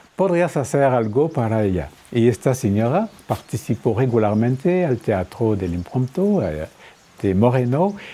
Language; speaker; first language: Spanish; non-native, fluent; French